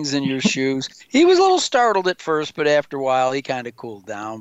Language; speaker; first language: English; native; English